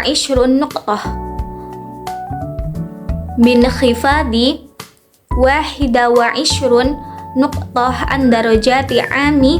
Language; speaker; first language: Arabic; non-native, learner; Indonesian